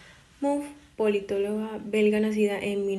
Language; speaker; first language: Spanish; native; Spanish